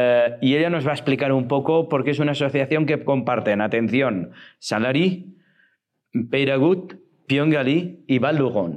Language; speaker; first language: Spanish; native; Spanish